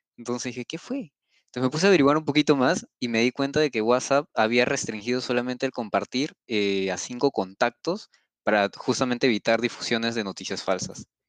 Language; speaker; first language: Spanish; native; Spanish